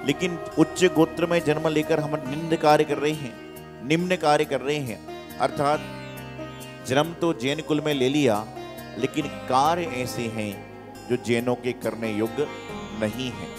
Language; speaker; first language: Hindi; native; Hindi